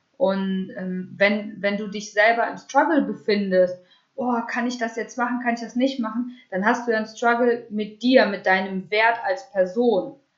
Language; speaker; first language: German; early bilingual, other home language; Russian